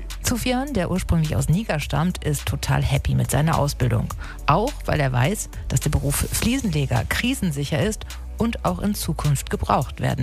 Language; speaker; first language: German; native; German